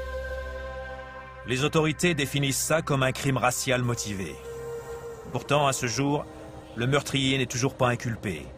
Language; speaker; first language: French; native; French